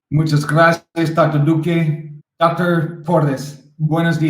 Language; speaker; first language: Spanish; non-native, learner; English